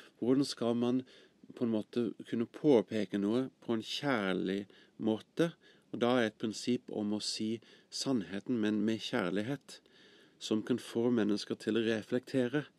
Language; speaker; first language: Norwegian; non-native, fluent; English